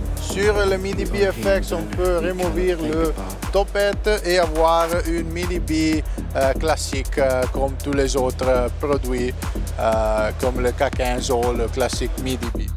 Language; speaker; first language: French; non-native, learner; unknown